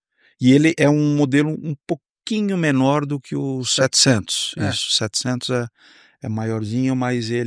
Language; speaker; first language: Portuguese; native; Portuguese